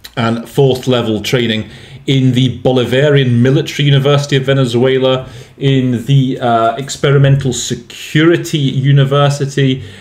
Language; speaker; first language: English; native; English